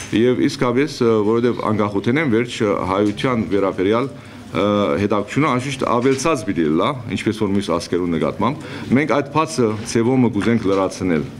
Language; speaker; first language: Armenian; early bilingual, heritage; Armenian